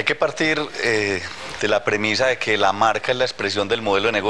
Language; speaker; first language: Spanish; native; Spanish